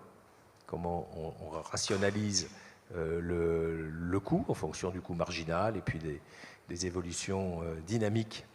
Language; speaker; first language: French; native; French